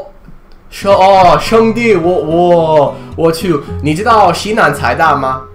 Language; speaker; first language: Chinese; non-native, fluent; English